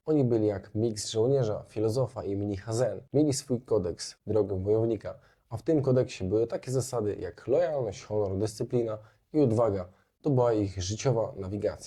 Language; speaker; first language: Polish; native; Polish